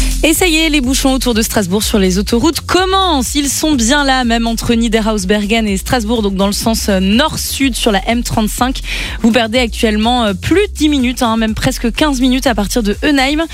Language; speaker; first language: French; native; French